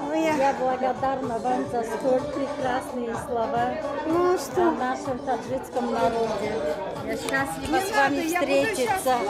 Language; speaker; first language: Russian; non-native, local second language; Tajik